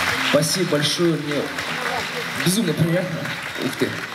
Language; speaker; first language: Russian; non-native, local second language; Tajik